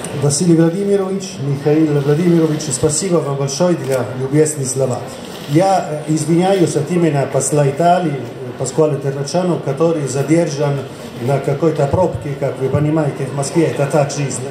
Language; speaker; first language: Russian; non-native, fluent; Italian